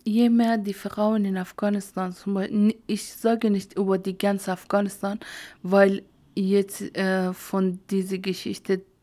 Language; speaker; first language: German; non-native, learner; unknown